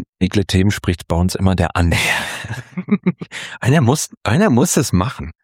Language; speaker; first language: German; native; German